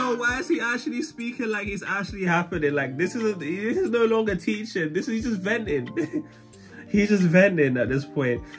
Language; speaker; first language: English; native; English